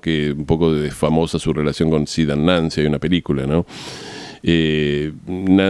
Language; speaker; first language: Spanish; native; Spanish